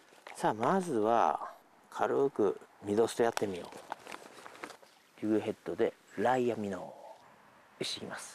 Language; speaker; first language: Japanese; native; Japanese